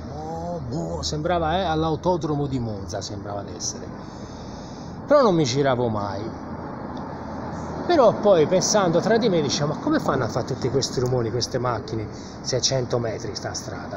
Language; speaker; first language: Italian; native; Italian